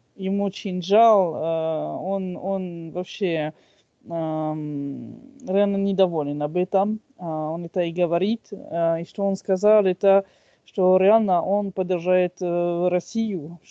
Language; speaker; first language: Russian; non-native, fluent; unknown